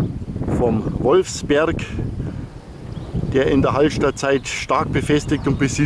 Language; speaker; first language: German; native; German